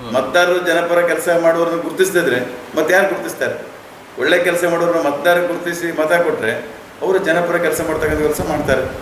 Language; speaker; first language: Kannada; native; Kannada